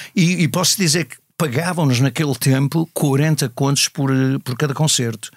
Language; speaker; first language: Portuguese; native; Portuguese